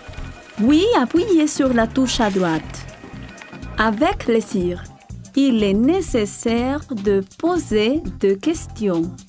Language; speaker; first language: French; non-native, fluent; Spanish